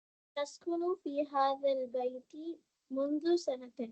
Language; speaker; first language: Arabic; non-native, learner; Tamil